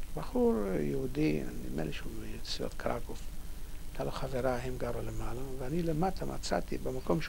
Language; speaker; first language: Hebrew; non-native, fluent; Polish